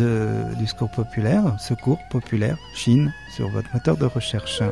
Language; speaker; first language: French; native; French